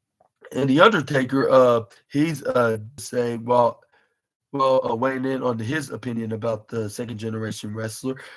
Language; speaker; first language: English; native; English